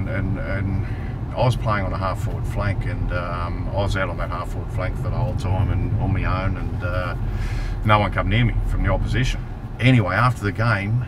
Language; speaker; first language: English; native; English